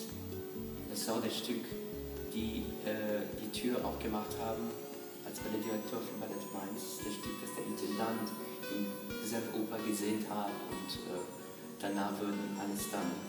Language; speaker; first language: German; non-native, fluent; French